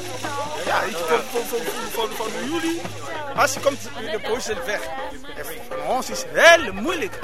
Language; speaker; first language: Dutch; non-native, learner; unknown